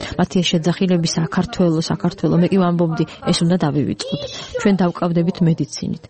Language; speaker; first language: Georgian; non-native, local second language; Abkhazian